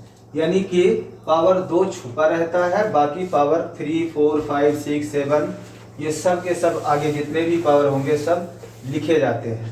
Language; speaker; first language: Hindi; native; Hindi